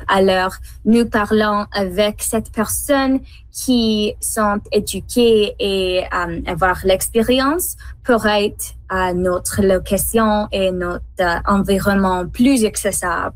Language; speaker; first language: French; non-native, learner; English